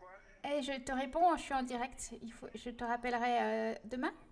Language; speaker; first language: French; native; French